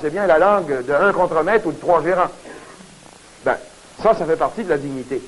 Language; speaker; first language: French; native; French